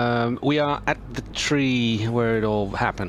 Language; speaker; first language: English; non-native, fluent; French